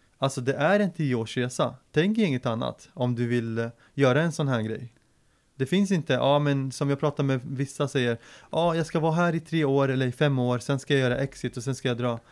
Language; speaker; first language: Swedish; early bilingual, other home language; Arabic